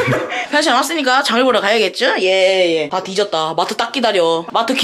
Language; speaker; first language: Korean; native; Korean